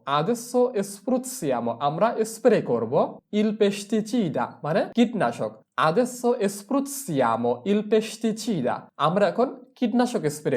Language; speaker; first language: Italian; non-native, fluent; Bangla